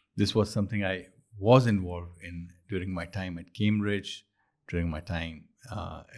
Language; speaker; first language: English; non-native, local second language; Urdu